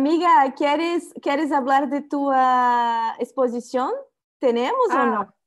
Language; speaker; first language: Spanish; non-native, learner; Portuguese